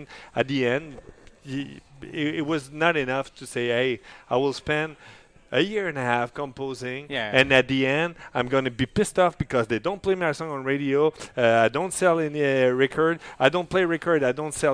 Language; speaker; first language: English; non-native, fluent; French